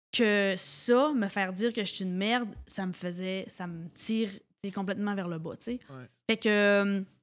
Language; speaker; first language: French; native; French